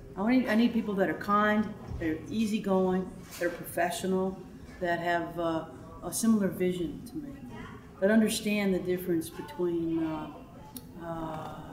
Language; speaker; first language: English; native; English